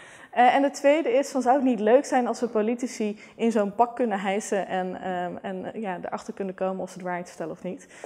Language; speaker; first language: Dutch; native; Dutch